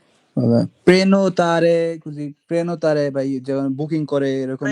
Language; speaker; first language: Italian; non-native, learner; Bangla